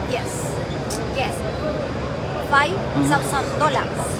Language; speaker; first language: English; non-native, learner; Spanish